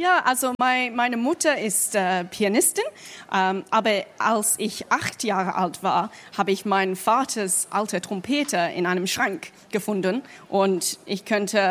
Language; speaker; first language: German; non-native, fluent; English